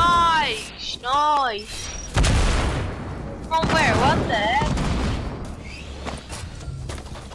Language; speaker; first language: English; non-native, learner; Dutch